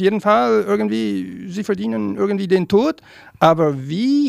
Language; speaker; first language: German; non-native, fluent; Serbian